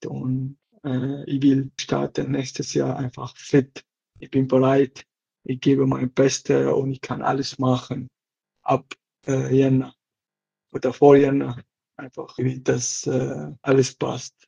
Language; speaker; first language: German; non-native, learner; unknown